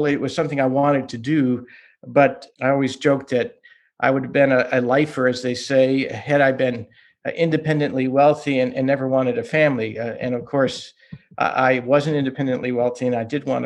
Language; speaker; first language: English; early bilingual, other home language; Hungarian